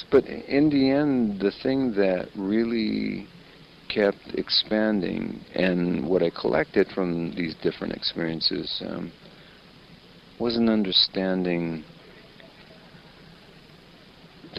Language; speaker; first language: English; native; English